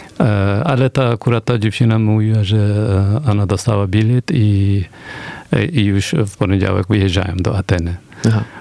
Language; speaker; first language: Polish; non-native, fluent; Persian